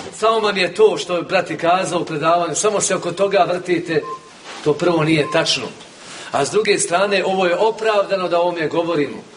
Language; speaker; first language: Bosnian; native; Bosnian